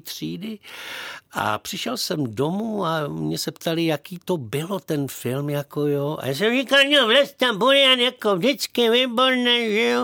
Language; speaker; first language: Czech; native; Czech